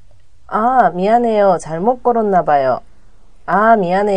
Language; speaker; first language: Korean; non-native, learner; Japanese